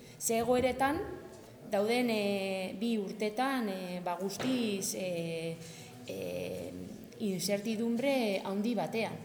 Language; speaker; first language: Basque; non-native, local second language; Spanish